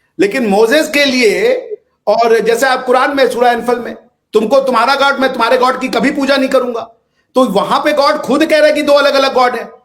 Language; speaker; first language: Hindi; native; Hindi